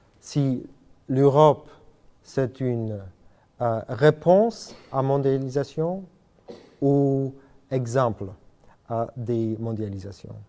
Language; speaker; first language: French; non-native, fluent; Polish